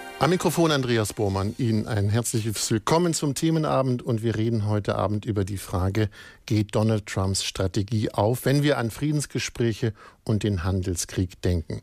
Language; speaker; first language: German; native; German